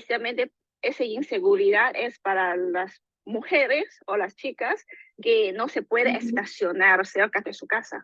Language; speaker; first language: Spanish; non-native, learner; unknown